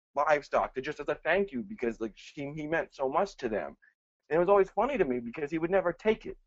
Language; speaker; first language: English; early bilingual, other home language; Spanish